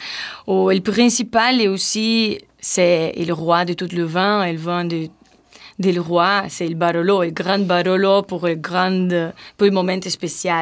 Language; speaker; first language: French; non-native, learner; Italian